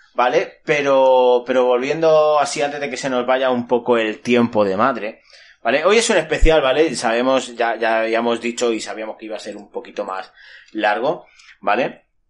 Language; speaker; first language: Spanish; native; Spanish